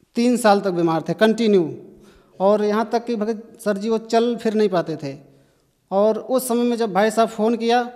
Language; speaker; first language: Hindi; native; Hindi